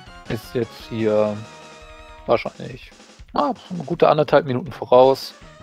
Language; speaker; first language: German; native; German